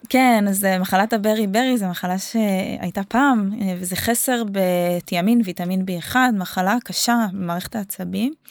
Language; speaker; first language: Hebrew; native; Hebrew